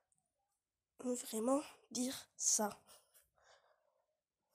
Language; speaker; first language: French; native; French